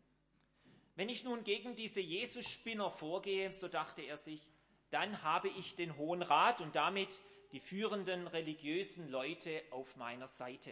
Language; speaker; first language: German; native; German